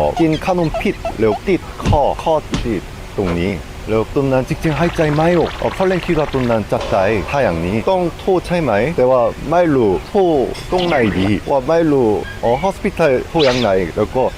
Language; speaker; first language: Thai; non-native, learner; Korean